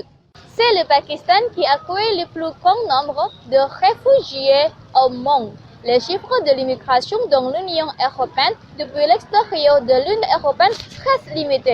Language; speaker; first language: French; non-native, learner; Indonesian